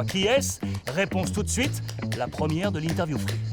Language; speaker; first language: French; native; French